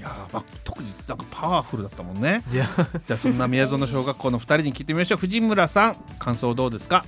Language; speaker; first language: Japanese; native; Japanese